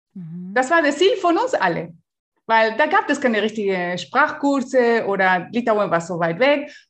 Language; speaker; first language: German; non-native, fluent; Spanish